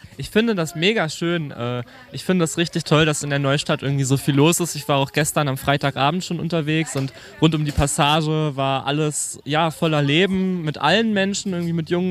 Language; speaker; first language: German; native; German